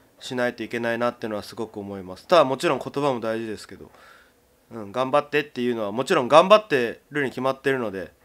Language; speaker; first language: Japanese; native; Japanese